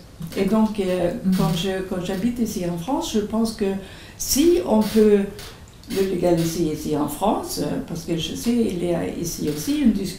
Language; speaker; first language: French; non-native, fluent; Swedish